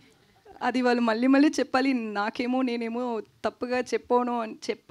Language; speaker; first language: Telugu; non-native, local second language; Tamil